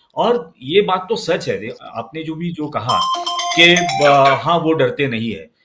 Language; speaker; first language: Hindi; non-native, local second language; Marathi